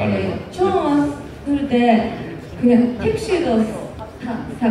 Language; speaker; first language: Korean; non-native, learner; Japanese